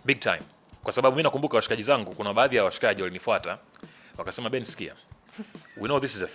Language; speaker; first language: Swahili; native; Swahili